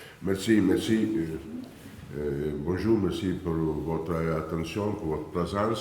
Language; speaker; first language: French; non-native, fluent; Italian